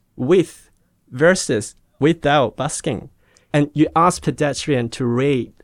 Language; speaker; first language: English; non-native, local second language; Cantonese